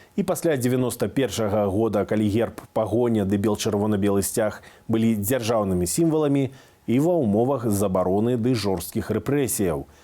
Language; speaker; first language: Belarusian; native; Belarusian